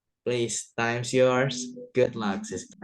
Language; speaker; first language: English; non-native, fluent; Indonesian